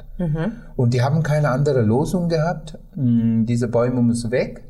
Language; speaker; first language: German; non-native, fluent; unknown